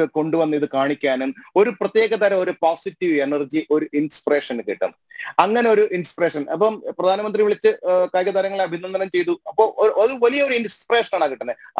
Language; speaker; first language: Malayalam; native; Malayalam